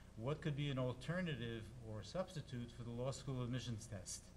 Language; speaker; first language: English; native; English